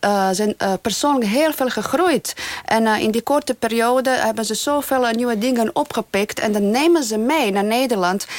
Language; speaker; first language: Dutch; non-native, fluent; Bosnian